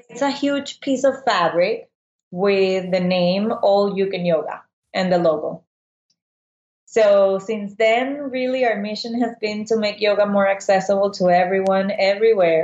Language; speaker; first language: English; non-native, fluent; Spanish